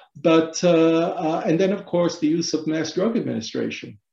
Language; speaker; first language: English; native; English